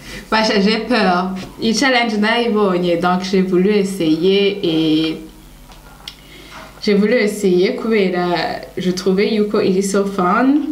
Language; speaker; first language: French; non-native, local second language; Rundi